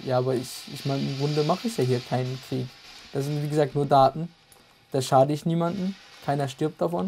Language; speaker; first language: German; native; German